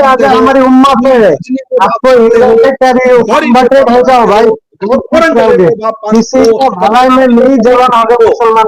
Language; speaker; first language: Hindi; non-native, learner; Bangla